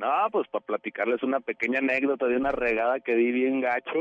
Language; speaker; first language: Spanish; native; Spanish